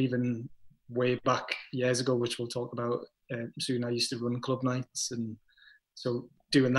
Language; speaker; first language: English; native; English